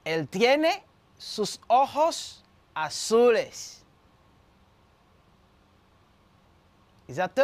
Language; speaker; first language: Spanish; non-native, fluent; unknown